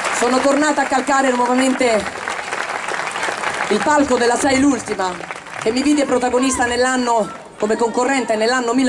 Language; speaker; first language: Italian; native; Italian